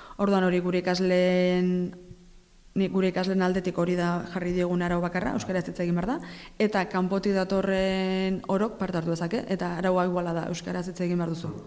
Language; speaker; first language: Basque; native; Basque